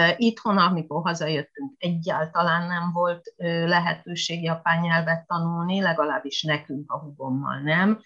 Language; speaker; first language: Hungarian; non-native, fluent; Japanese